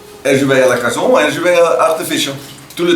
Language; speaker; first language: French; non-native, learner; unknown